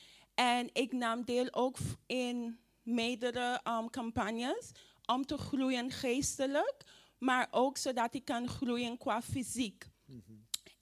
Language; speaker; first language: Dutch; non-native, fluent; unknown